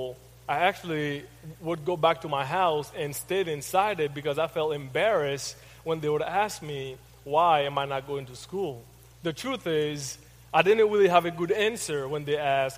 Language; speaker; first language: English; non-native, fluent; Haitian Creole